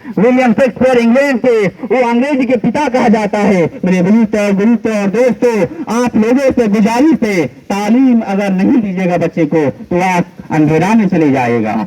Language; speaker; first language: Hindi; native; Hindi